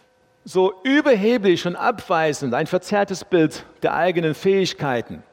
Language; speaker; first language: German; non-native, fluent; English